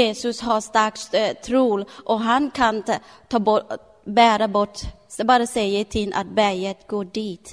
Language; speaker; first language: Swedish; non-native, learner; Thai